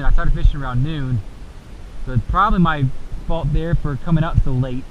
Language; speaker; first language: English; native; English